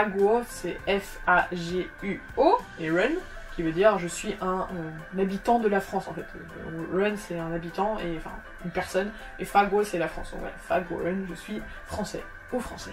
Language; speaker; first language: French; native; French